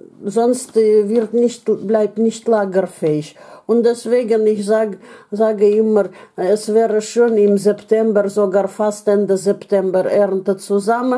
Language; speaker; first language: German; non-native, fluent; Russian